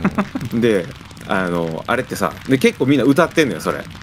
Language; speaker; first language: Japanese; native; Japanese